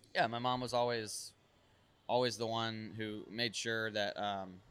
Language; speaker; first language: English; native; English